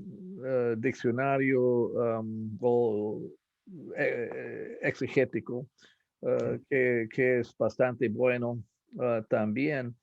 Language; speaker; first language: Spanish; non-native, fluent; English